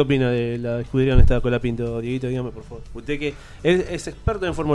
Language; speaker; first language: Spanish; native; Spanish